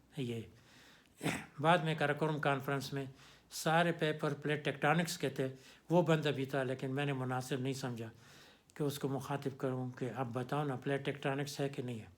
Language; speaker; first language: Urdu; non-native, local second language; Pashto